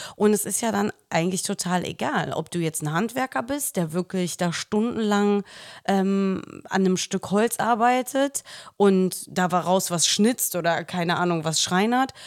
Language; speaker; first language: German; early bilingual, other home language; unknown